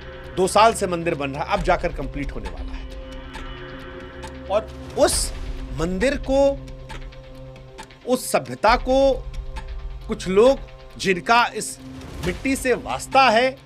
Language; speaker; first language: Hindi; native; Hindi